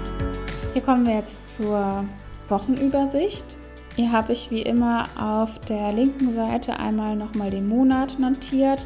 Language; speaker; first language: German; native; German